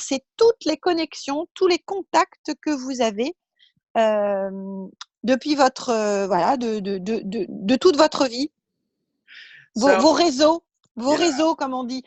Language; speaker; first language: French; native; French